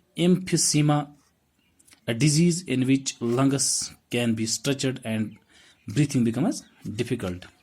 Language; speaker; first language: English; non-native, local second language; Urdu